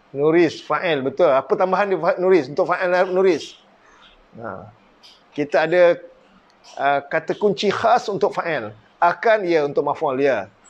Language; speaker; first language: Malay; native; Malay